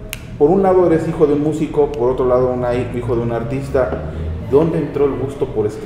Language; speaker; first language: Spanish; native; Spanish